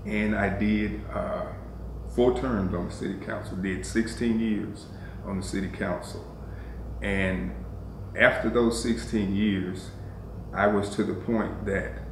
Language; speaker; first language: English; native; English